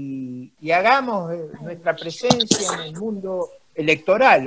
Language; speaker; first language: Spanish; native; Spanish